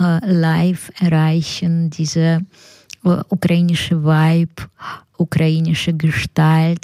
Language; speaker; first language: German; non-native, learner; Ukrainian